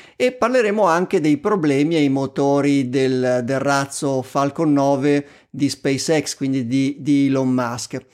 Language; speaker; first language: Italian; native; Italian